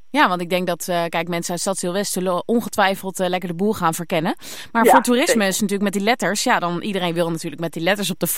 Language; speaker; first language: Dutch; native; Dutch